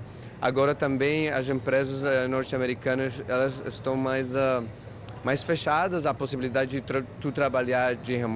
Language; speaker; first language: Portuguese; non-native, fluent; English